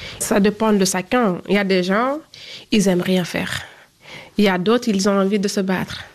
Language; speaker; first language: French; non-native, fluent; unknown